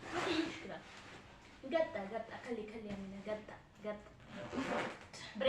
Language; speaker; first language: Arabic; non-native, learner; Oromo